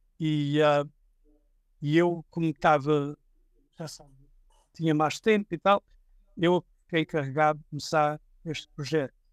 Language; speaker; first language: Portuguese; native; Portuguese